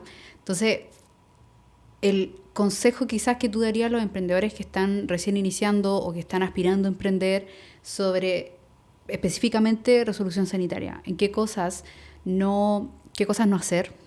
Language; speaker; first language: Spanish; native; Spanish